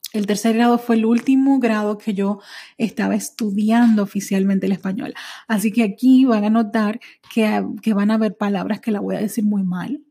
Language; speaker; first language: Spanish; early bilingual, heritage; Spanish